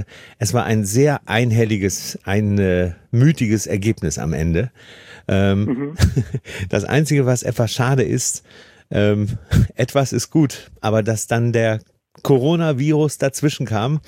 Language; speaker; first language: German; native; German